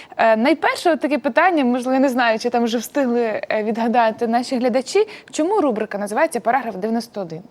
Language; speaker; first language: Ukrainian; native; Ukrainian